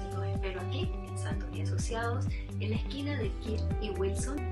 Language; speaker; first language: Spanish; native; Spanish